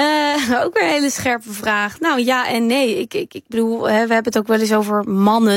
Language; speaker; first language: Dutch; native; Dutch